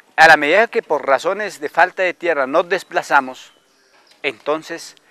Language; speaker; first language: Spanish; non-native, local second language; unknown